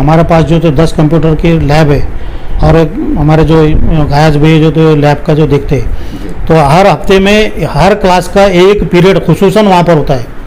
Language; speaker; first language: Hindi; non-native, local second language; Urdu